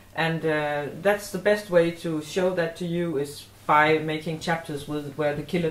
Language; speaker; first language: English; non-native, fluent; Danish